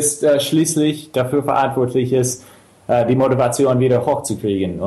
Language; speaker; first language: German; non-native, fluent; English